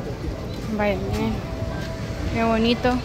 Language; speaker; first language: Spanish; native; Spanish